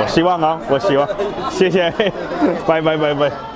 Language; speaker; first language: Chinese; non-native, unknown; German